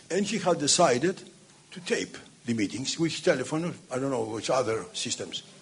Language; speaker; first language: English; non-native, fluent; Greek